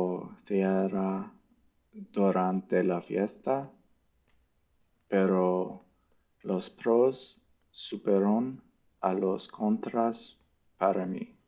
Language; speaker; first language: Spanish; non-native, learner; English